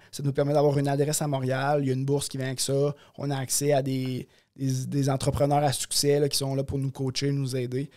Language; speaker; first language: French; native; French